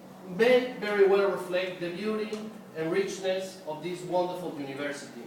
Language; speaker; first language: English; non-native, fluent; Spanish